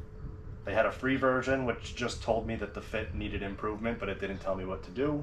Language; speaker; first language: English; native; English